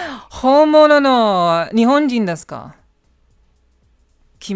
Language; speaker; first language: Japanese; non-native, learner; English